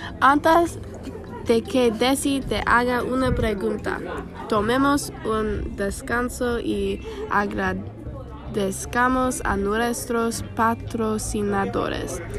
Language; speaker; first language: Spanish; non-native, learner; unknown